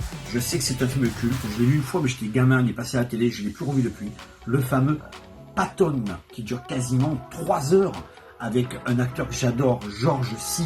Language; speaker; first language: French; native; French